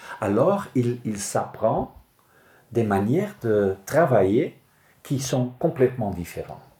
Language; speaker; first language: French; non-native, local second language; Dutch